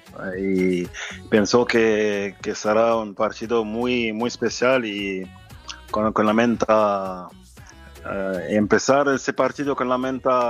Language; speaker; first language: Spanish; non-native, fluent; French